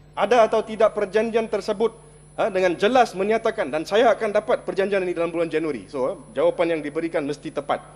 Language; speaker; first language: Malay; non-native, local second language; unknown